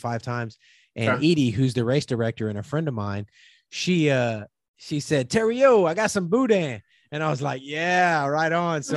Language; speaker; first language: English; native; English